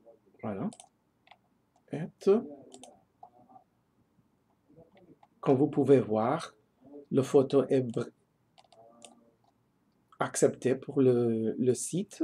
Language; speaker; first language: French; non-native, fluent; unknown